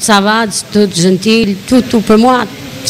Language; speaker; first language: French; non-native, learner; Albanian